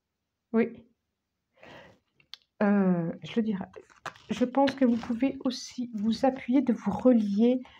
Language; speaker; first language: French; native; French